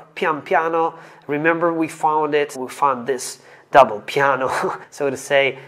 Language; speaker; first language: English; non-native, fluent; Italian